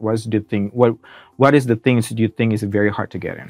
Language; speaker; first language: English; non-native, learner; Indonesian